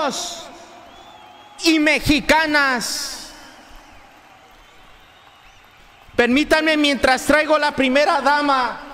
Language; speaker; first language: Spanish; native; Spanish